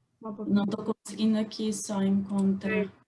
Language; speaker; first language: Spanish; non-native, learner; Portuguese